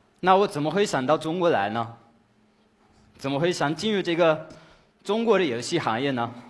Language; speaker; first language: Chinese; non-native, fluent; English